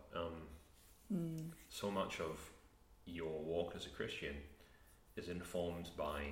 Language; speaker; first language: English; native; English